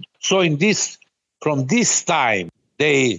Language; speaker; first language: English; non-native, learner; Serbian